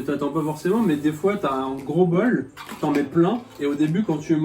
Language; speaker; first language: French; native; French